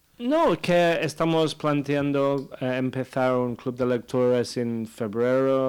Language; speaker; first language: Spanish; non-native, fluent; English